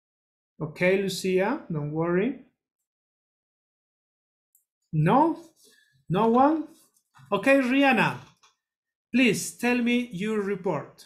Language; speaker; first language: English; non-native, learner; Spanish